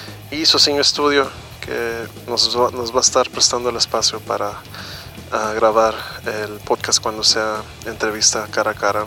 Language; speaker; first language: Spanish; native; Spanish